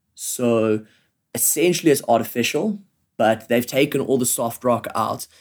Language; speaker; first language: English; native; English